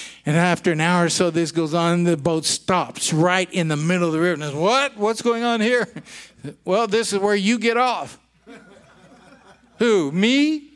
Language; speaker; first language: English; native; English